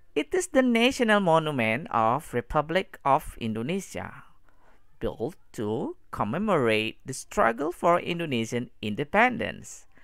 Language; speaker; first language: English; non-native, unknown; Indonesian